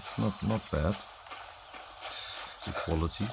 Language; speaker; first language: English; non-native, learner; German